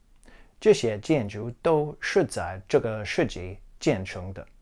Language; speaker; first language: Chinese; non-native, fluent; English